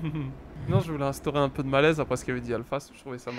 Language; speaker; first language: French; native; French